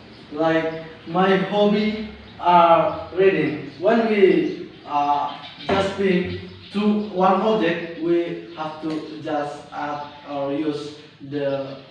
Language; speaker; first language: English; non-native, learner; Indonesian